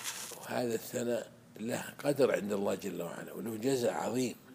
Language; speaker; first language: Arabic; native; Arabic